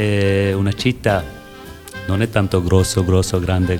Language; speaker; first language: Italian; non-native, learner; Bangla